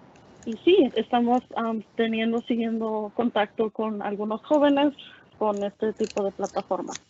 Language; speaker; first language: Spanish; early bilingual, heritage; Spanish